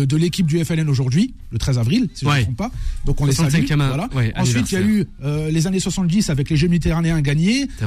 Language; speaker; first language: French; non-native, local second language; Arabic